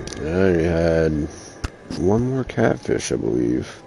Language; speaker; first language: English; native; English